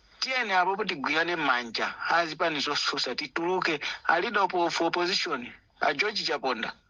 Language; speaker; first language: Nyanja; native; Nyanja